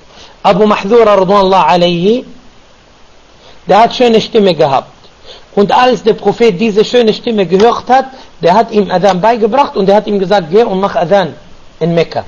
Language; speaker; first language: German; non-native, fluent; Arabic